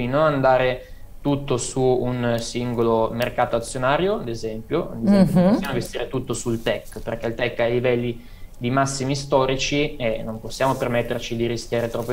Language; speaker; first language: Italian; native; Italian